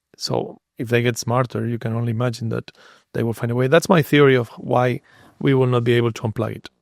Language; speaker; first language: English; non-native, fluent; Spanish